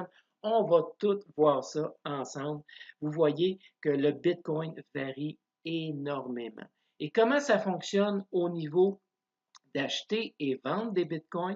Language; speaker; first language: French; native; French